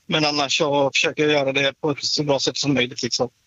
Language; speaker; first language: Swedish; native; Swedish